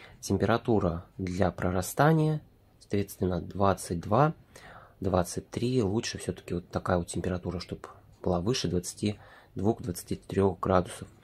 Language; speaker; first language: Russian; native; Russian